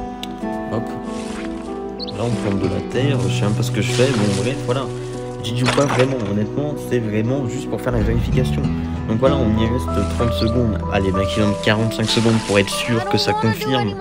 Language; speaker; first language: French; native; French